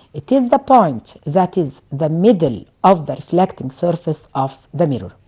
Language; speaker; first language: English; non-native, fluent; Arabic